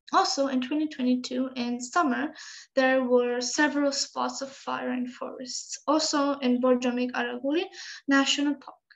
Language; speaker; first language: English; non-native, fluent; Georgian